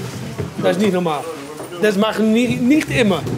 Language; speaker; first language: German; non-native, learner; Dutch